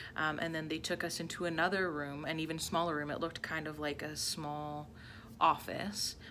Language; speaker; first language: English; native; English